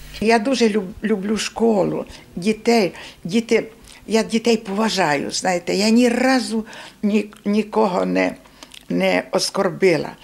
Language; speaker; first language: Ukrainian; native; Ukrainian